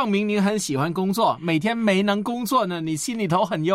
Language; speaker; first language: Chinese; native; Chinese